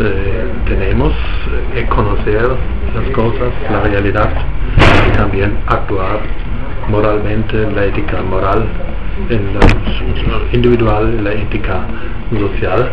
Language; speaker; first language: Spanish; non-native, fluent; German